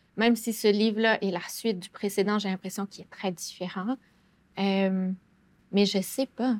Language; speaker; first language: French; native; French